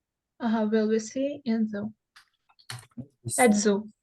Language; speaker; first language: English; non-native, learner; Ukrainian